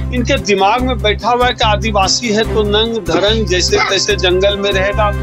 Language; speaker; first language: Hindi; native; Hindi